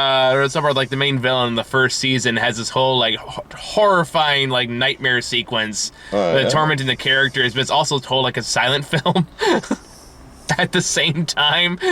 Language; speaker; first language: English; native; English